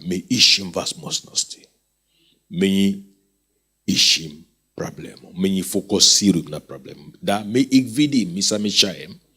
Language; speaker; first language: Russian; non-native, fluent; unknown